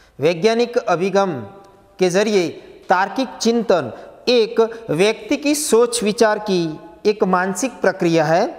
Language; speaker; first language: Hindi; non-native, local second language; Gujarati